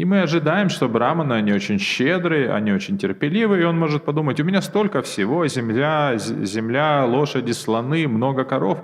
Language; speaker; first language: Russian; native; Russian